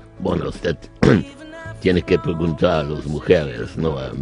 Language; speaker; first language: Spanish; non-native, learner; German